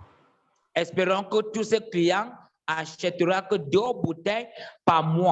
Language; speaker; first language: French; non-native, fluent; English